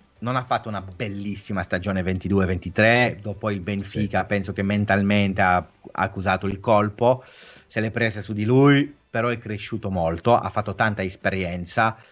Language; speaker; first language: Italian; early bilingual, heritage; English